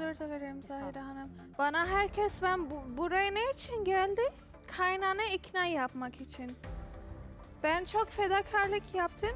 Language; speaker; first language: Turkish; non-native, learner; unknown